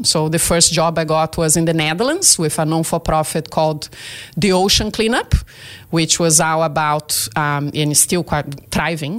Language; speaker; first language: English; non-native, fluent; Portuguese